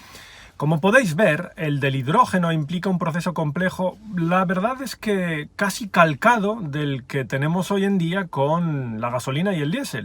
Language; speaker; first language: Spanish; native; Spanish